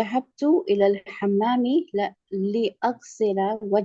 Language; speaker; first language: Arabic; non-native, learner; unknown